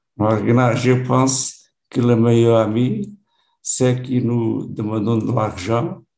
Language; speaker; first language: French; non-native, learner; Portuguese